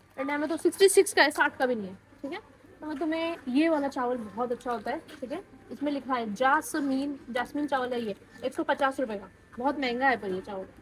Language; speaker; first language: Hindi; non-native, local second language; Marathi